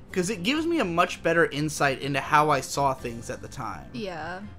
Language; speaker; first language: English; native; English